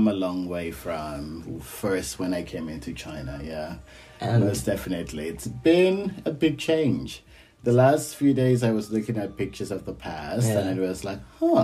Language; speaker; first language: English; non-native, local second language; Yoruba